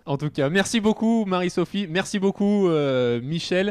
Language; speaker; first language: French; native; French